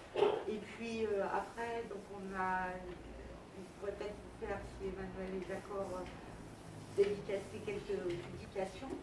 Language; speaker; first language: French; native; French